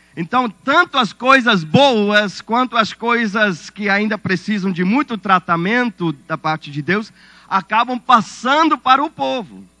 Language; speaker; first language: Portuguese; non-native, fluent; German